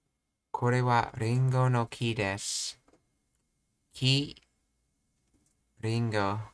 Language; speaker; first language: Japanese; non-native, learner; English